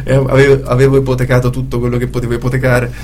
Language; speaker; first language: Italian; native; Italian